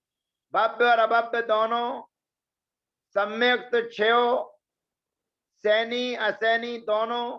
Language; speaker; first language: Hindi; native; Hindi